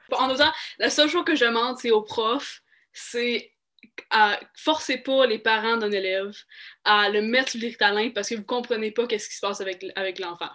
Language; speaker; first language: French; native; French